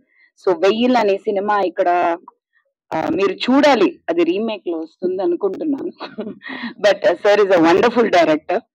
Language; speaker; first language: Telugu; non-native, local second language; Tamil